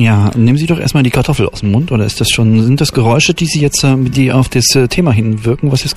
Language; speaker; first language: German; native; German